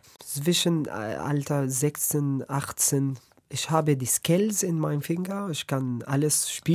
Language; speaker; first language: German; non-native, learner; Arabic